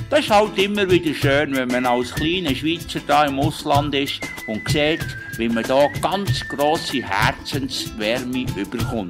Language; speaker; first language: German; native; German